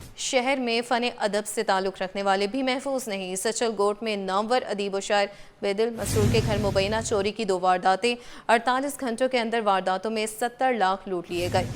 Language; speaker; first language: Urdu; native; Urdu